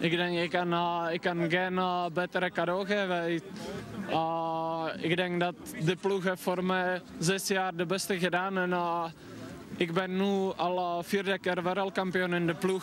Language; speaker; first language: Dutch; non-native, fluent; Czech